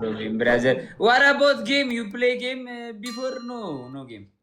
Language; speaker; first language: English; non-native, learner; Tigrinya